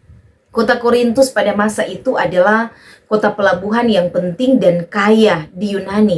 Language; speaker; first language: Indonesian; native; Indonesian